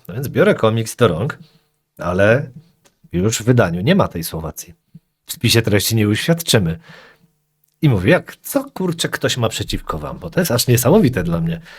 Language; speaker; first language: Polish; native; Polish